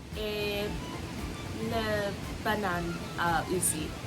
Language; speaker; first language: French; non-native, learner; English